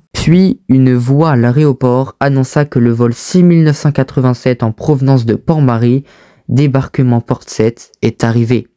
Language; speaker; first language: French; native; French